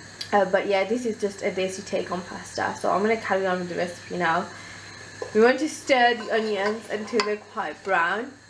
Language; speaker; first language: English; early bilingual, other home language; Hindi